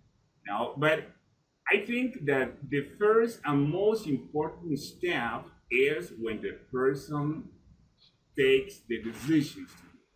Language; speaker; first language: English; non-native, fluent; Spanish